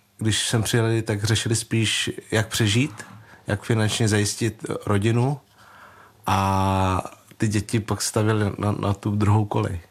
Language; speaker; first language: Czech; early bilingual, other home language; Vietnamese